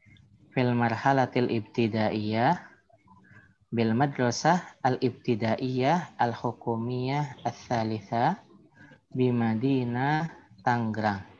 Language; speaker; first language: Arabic; non-native, fluent; Indonesian